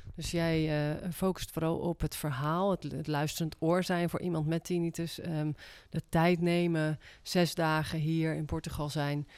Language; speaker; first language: Dutch; native; Dutch